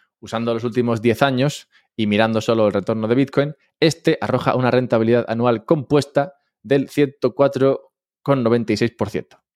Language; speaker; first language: Spanish; native; Spanish